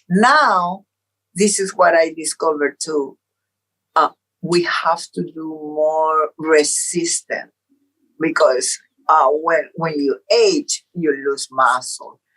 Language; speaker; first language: English; non-native, fluent; Portuguese